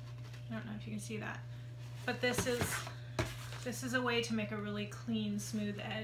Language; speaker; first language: English; native; English